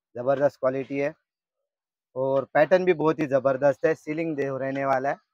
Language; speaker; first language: Hindi; non-native, local second language; Marathi